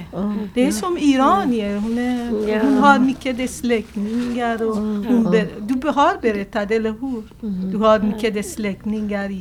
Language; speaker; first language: Swedish; non-native, learner; Persian